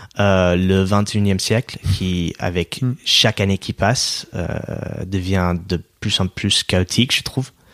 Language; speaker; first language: French; non-native, fluent; English